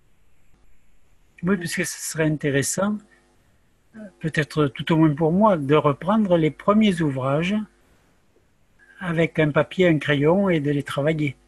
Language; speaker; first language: French; native; French